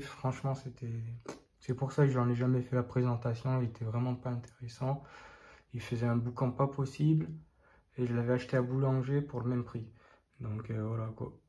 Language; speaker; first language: French; native; French